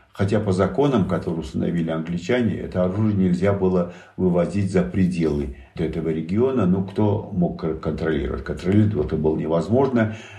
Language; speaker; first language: Russian; non-native, local second language; Tajik